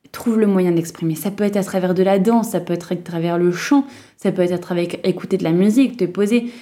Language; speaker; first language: French; native; French